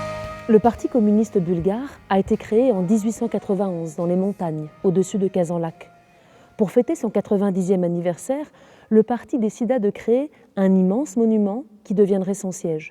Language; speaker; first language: French; native; French